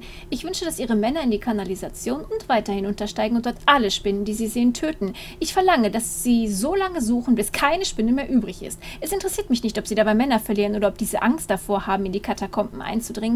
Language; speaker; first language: German; native; German